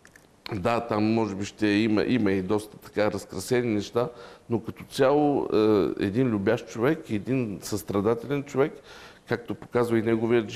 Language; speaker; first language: Bulgarian; native; Bulgarian